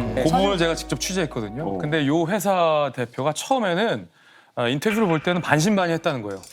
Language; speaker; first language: Korean; native; Korean